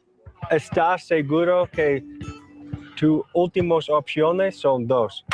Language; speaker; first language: Spanish; non-native, learner; English